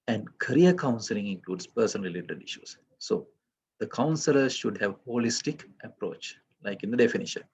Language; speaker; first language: English; non-native, local second language; Sinhala